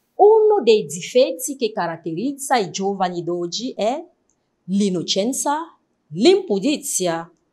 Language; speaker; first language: Italian; non-native, fluent; French